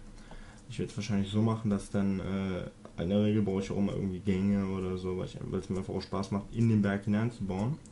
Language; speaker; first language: German; native; German